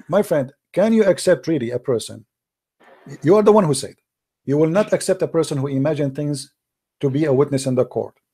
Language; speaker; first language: English; non-native, fluent; Arabic